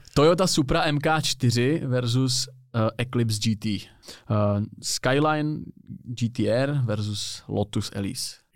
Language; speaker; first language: Czech; native; Czech